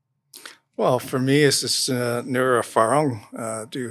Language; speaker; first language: German; non-native, learner; English